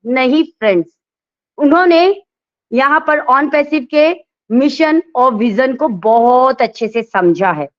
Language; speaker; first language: Hindi; native; Hindi